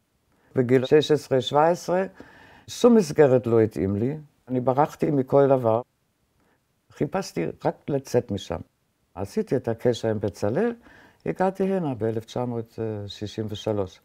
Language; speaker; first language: Hebrew; non-native, fluent; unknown